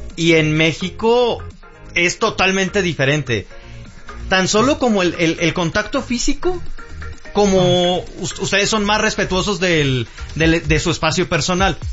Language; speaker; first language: Spanish; native; Spanish